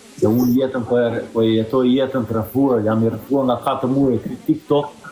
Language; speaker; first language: Albanian; early bilingual, heritage; Albanian